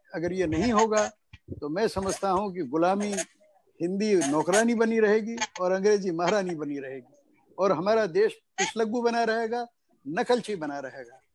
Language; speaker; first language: Hindi; native; Hindi